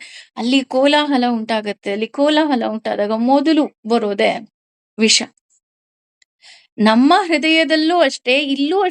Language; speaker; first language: Kannada; native; Kannada